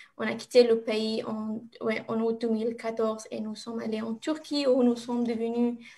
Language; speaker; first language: French; non-native, learner; Arabic